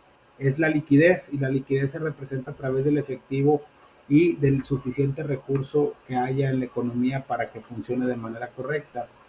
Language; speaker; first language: Spanish; native; Spanish